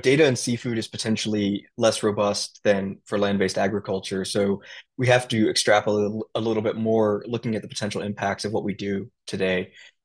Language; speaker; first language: English; native; English